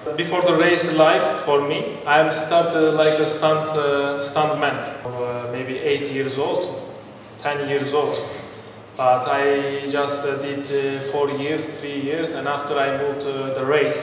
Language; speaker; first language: English; non-native, learner; Turkish